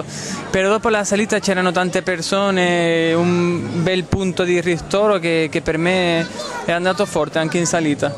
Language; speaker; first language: Italian; non-native, fluent; Spanish